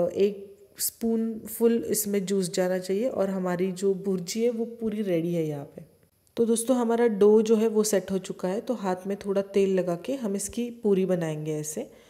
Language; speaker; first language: Hindi; non-native, local second language; Marathi